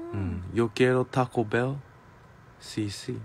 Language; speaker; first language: Spanish; non-native, learner; Korean